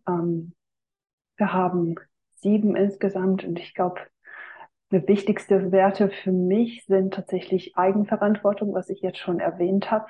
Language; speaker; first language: German; non-native, fluent; Finnish